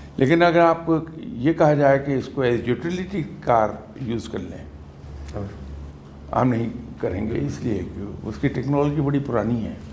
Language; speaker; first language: Urdu; native; Urdu